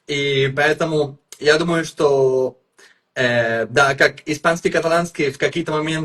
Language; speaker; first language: Russian; non-native, fluent; Catalan